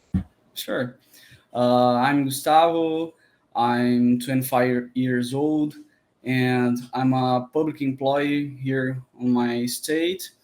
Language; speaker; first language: English; non-native, learner; Portuguese